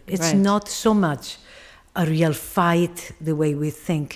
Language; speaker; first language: English; non-native, fluent; Italian